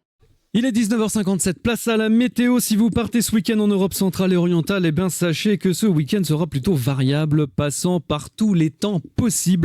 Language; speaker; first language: French; native; French